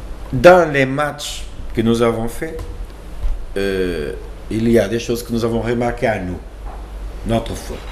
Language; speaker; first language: French; non-native, learner; Portuguese